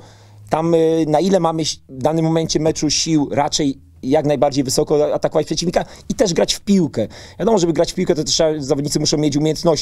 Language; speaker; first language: Polish; native; Polish